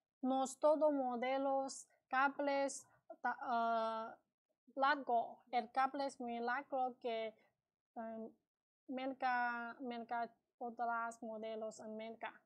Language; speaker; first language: Spanish; non-native, learner; Chinese